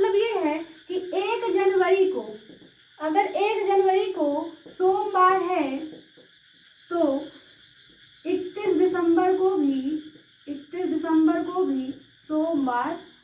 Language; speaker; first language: Hindi; native; Hindi